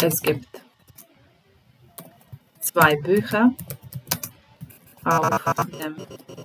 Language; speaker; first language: German; non-native, fluent; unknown